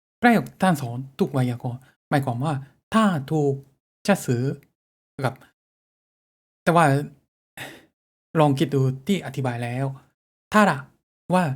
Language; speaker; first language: Thai; non-native, fluent; Japanese